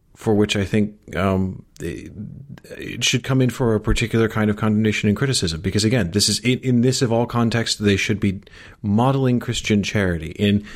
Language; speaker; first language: English; native; English